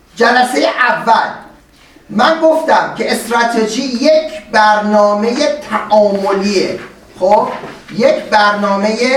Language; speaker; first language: Persian; native; Persian